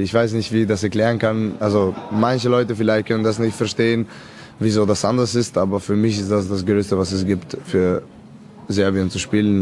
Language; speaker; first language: German; non-native, fluent; Serbian